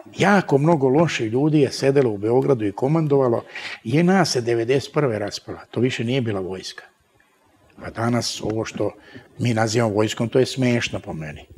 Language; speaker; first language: Serbian; native; Serbian